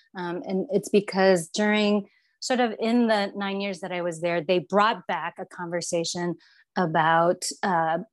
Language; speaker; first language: English; non-native, fluent; Chinese